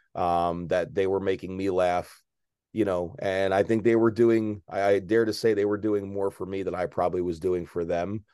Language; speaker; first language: English; native; English